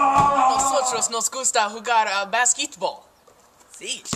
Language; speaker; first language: Spanish; non-native, learner; English